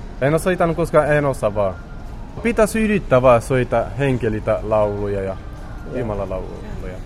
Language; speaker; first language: Finnish; non-native, learner; Romany